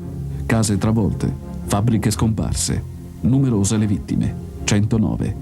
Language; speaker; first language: Italian; native; Italian